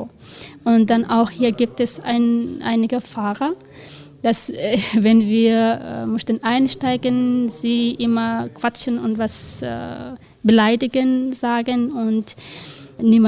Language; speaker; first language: German; non-native, learner; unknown